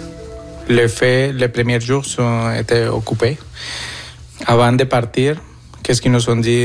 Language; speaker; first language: French; non-native, fluent; Spanish